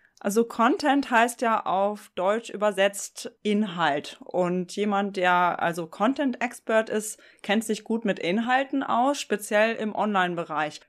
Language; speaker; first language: German; native; German